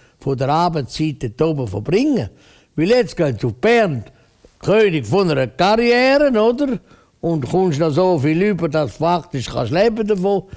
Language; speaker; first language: German; native; German